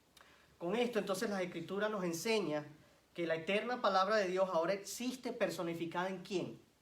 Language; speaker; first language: Spanish; native; Spanish